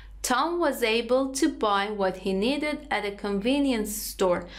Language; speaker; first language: English; non-native, fluent; Persian